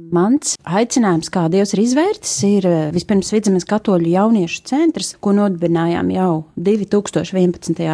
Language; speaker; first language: Latvian; native; Latvian